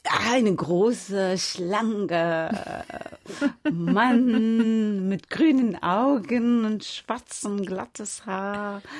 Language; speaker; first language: German; non-native, fluent; Persian